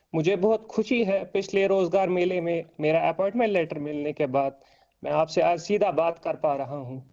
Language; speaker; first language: Hindi; native; Hindi